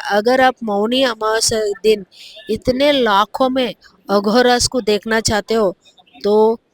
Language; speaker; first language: Hindi; non-native, local second language; Telugu